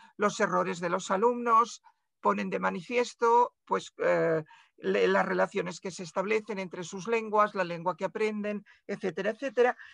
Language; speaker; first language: Spanish; non-native, local second language; Catalan